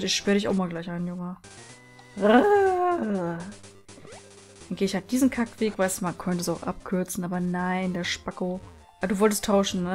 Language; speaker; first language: German; native; German